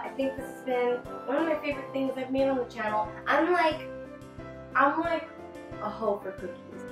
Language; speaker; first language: English; native; English